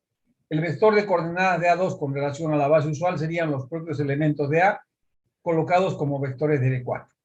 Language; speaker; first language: Spanish; native; Spanish